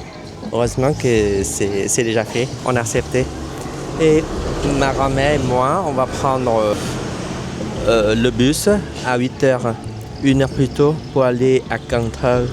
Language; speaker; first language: French; non-native, fluent; Vietnamese